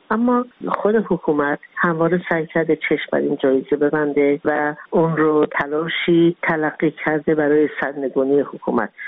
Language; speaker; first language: Persian; native; Persian